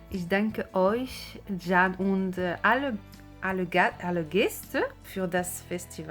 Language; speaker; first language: German; non-native, learner; French